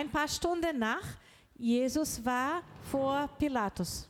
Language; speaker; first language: German; non-native, learner; Portuguese